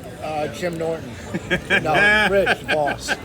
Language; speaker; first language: English; native; English